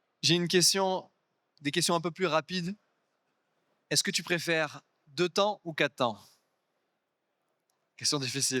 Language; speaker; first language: French; native; French